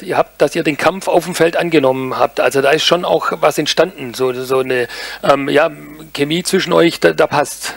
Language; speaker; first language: German; native; German